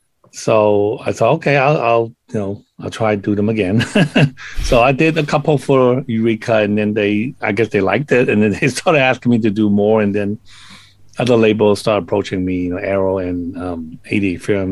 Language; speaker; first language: English; non-native, local second language; Cantonese